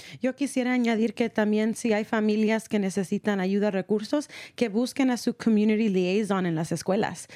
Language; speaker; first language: Spanish; early bilingual, heritage; Spanish